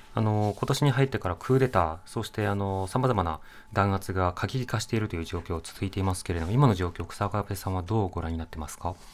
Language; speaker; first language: Japanese; native; Japanese